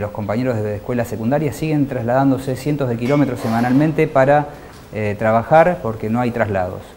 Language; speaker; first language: Spanish; native; Spanish